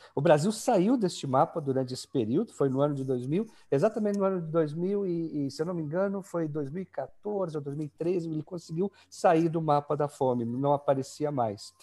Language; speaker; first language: Portuguese; native; Portuguese